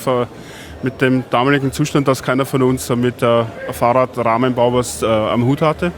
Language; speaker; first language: German; native; German